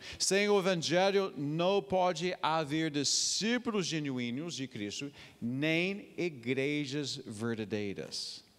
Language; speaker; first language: Portuguese; non-native, fluent; English